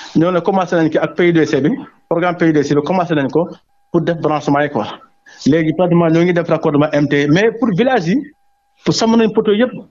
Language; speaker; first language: Wolof; non-native, local second language; Mandingo